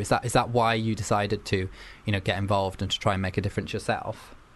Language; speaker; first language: English; native; English